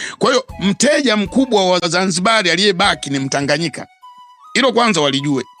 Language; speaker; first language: Swahili; native; Swahili